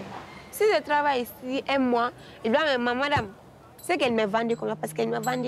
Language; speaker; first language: French; non-native, learner; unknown